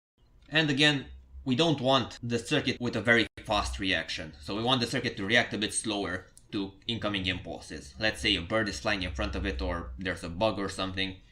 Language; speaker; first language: English; non-native, fluent; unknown